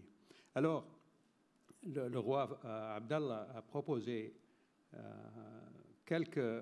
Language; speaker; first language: French; non-native, fluent; Arabic